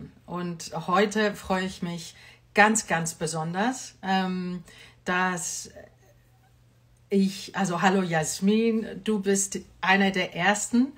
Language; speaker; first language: German; non-native, fluent; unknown